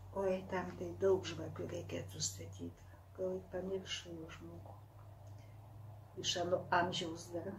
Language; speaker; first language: Lithuanian; non-native, local second language; Polish